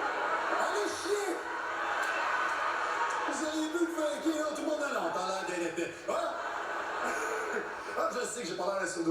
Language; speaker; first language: French; native; French